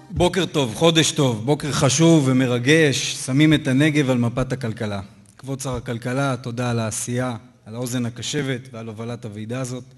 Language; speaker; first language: Hebrew; native; Hebrew